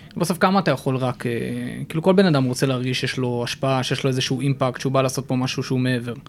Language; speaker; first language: Hebrew; native; Hebrew